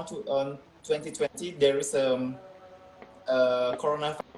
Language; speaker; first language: English; non-native, local second language; Indonesian